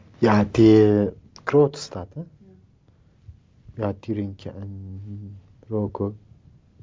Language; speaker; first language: Dutch; non-native, learner; Turkish